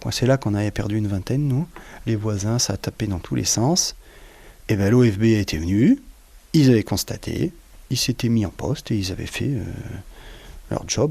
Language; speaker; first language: French; native; French